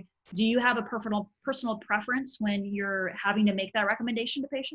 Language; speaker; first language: English; native; English